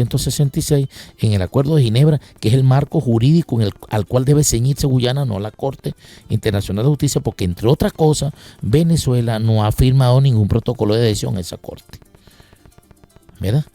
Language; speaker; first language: Spanish; native; Spanish